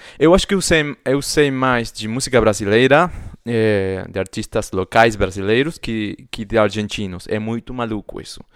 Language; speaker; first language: Portuguese; non-native, fluent; Spanish